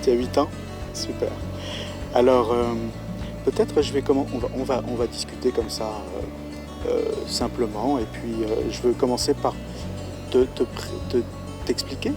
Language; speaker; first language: French; native; French